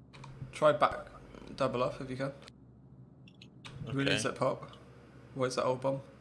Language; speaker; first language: English; native; English